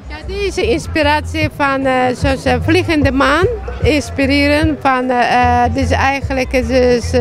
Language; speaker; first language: Dutch; non-native, learner; Azerbaijani